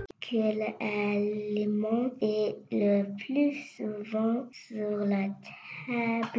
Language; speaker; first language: French; non-native, learner; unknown